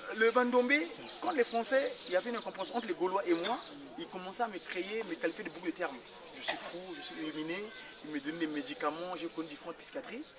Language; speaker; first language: French; non-native, local second language; Kongo